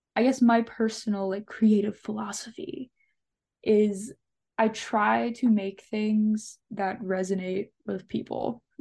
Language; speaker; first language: English; native; English